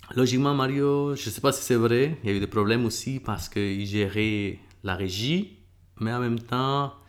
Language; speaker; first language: French; early bilingual, other home language; Spanish